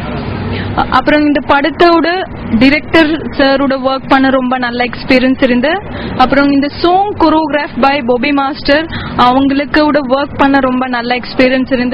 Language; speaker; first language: Tamil; non-native, fluent; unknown